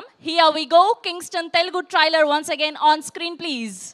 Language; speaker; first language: Telugu; native; Telugu